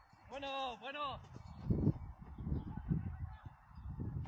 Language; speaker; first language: Spanish; non-native, learner; English